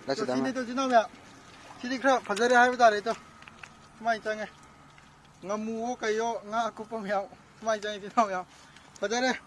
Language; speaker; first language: Manipuri; native; Manipuri